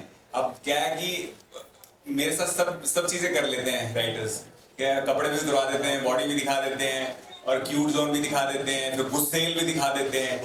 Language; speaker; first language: Hindi; native; Hindi